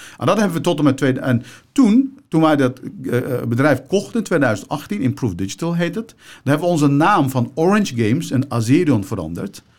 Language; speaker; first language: Dutch; early bilingual, other home language; Turkish